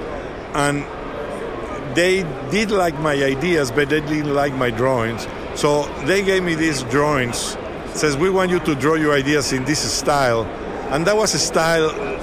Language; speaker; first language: English; non-native, fluent; Spanish